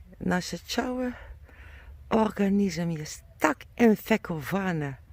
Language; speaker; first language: Polish; non-native, learner; German